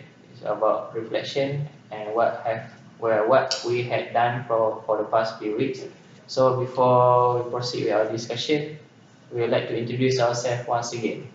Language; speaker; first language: English; non-native, local second language; Malay